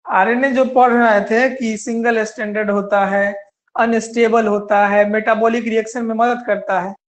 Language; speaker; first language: Hindi; native; Hindi